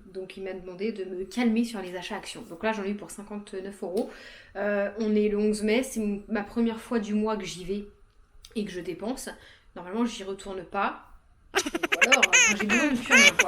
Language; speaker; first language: French; native; French